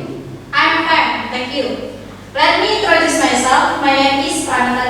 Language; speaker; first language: English; non-native, learner; Indonesian